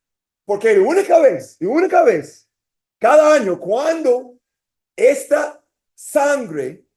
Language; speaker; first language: Spanish; non-native, fluent; English